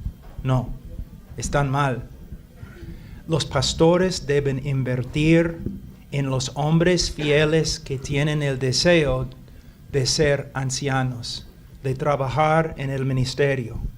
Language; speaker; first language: Spanish; non-native, fluent; English